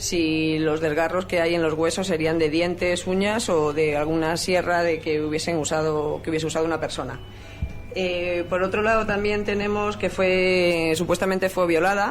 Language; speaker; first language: Spanish; native; Spanish